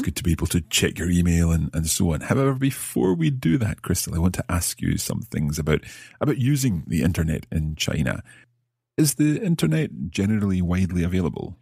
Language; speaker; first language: English; native; English